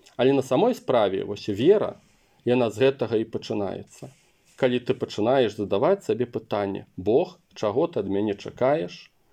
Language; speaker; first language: Belarusian; non-native, local second language; Russian